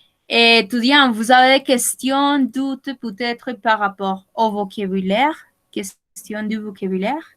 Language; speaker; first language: French; non-native, fluent; Spanish